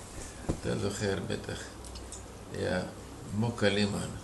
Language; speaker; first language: Hebrew; non-native, fluent; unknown